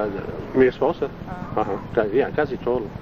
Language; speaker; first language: Spanish; non-native, learner; Italian